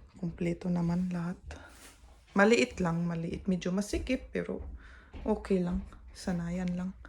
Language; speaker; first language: Filipino; native; Filipino